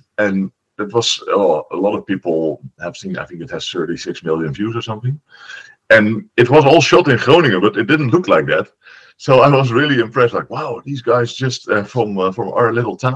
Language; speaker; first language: English; non-native, fluent; Dutch